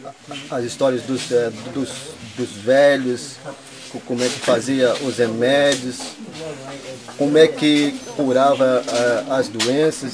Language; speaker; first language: Portuguese; non-native, local second language; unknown